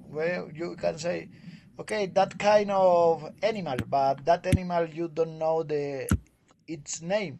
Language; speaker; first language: English; non-native, learner; Spanish